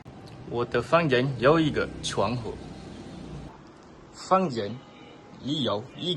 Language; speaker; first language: Chinese; non-native, learner; Malay